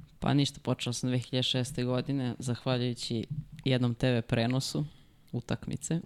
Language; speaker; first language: Serbian; native; Serbian